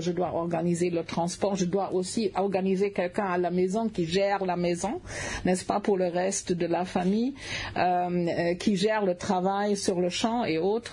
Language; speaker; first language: French; non-native, fluent; German